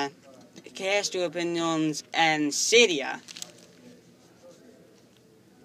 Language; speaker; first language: Spanish; non-native, learner; English